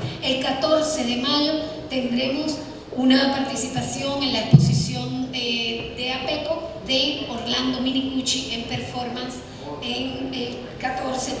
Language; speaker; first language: Spanish; native; Spanish